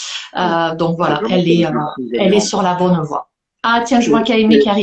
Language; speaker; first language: French; native; French